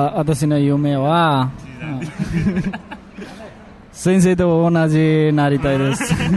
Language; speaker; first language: Japanese; non-native, learner; Nepali